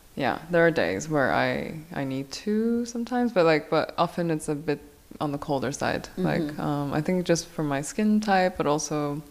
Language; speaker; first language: English; non-native, local second language; Korean